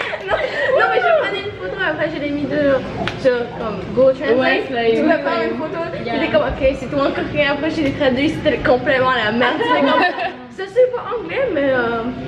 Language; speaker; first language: French; non-native, local second language; English